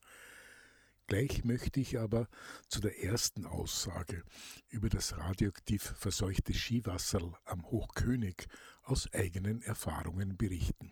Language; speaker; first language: German; native; German